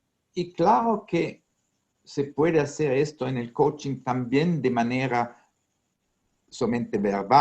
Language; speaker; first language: Portuguese; non-native, learner; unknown